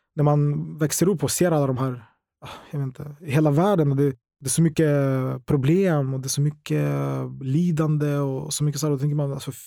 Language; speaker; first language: Swedish; non-native, fluent; Ukrainian